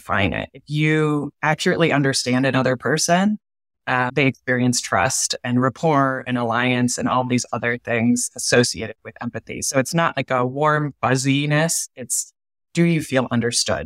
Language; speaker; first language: English; native; English